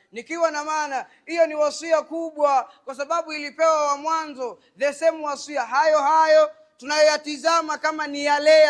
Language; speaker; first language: Swahili; non-native, local second language; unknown